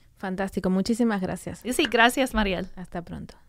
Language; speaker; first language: Spanish; non-native, learner; English